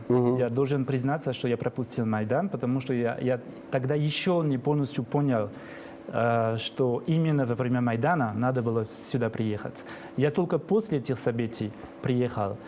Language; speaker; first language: Russian; non-native, fluent; French